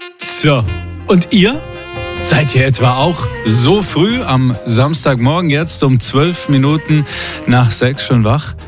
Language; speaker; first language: German; native; German